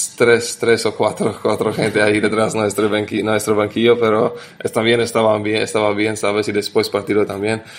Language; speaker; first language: Spanish; non-native, learner; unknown